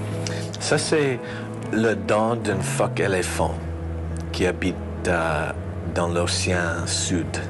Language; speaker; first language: French; non-native, learner; English